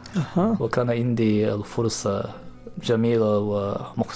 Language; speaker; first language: Arabic; non-native, fluent; Japanese